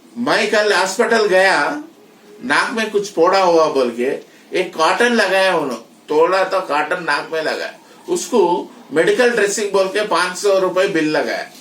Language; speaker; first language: Hindi; non-native, local second language; Telugu